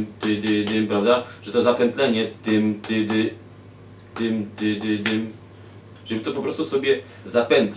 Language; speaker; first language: Polish; native; Polish